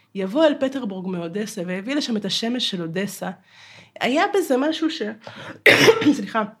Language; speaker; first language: Hebrew; non-native, fluent; Russian